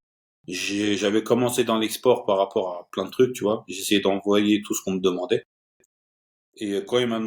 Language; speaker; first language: French; early bilingual, other home language; Turkish